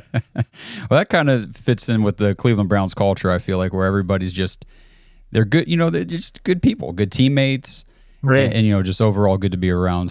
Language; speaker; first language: English; native; English